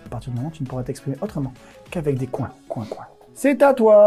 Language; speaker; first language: French; native; French